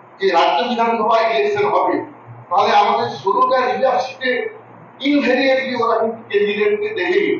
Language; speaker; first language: Bangla; non-native, local second language; Santali